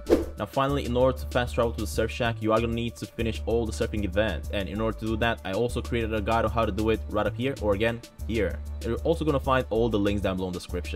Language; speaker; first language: English; non-native, fluent; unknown